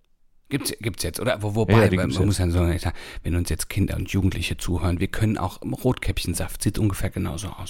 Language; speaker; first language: German; native; German